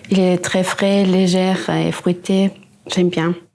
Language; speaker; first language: French; non-native, local second language; Luxembourgish